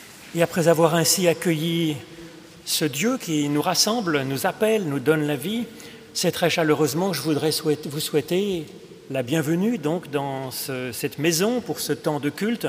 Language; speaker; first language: French; native; French